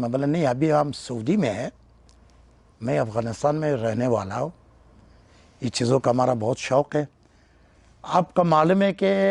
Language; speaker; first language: Hindi; non-native, learner; Persian